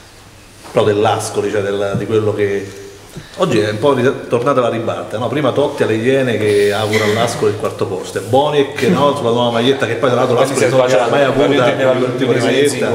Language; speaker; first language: Italian; native; Italian